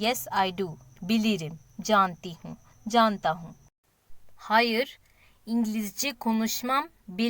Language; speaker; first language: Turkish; non-native, learner; Urdu